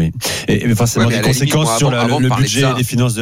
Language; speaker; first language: French; native; French